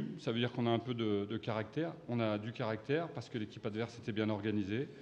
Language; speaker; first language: French; native; French